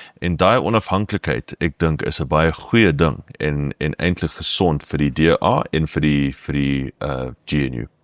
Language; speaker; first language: Afrikaans; non-native, local second language; English